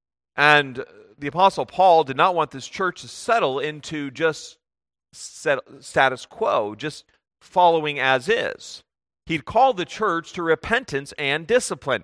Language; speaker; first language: English; native; English